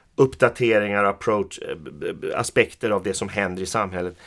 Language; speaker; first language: Swedish; native; Swedish